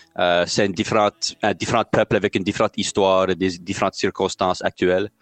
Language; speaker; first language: French; native; French